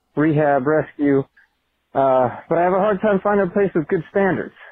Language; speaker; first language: English; native; English